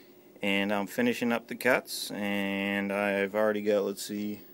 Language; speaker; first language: English; native; English